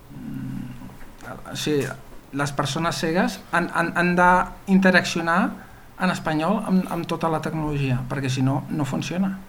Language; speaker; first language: Catalan; native; Catalan